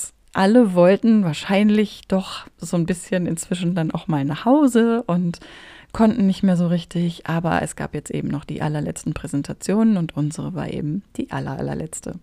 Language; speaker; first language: German; native; German